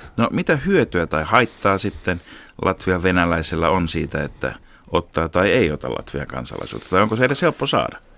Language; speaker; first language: Finnish; native; Finnish